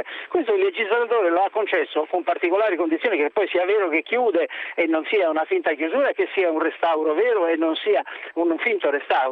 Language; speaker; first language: Italian; native; Italian